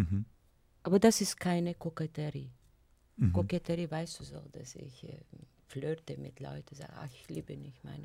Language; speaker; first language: German; non-native, fluent; Bulgarian